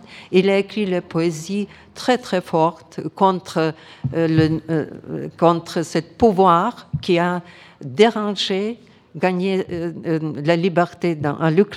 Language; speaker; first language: French; non-native, fluent; Ukrainian